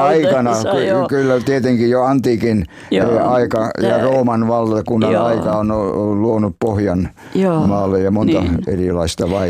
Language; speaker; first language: Finnish; native; Finnish